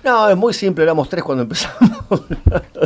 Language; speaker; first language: Spanish; native; Spanish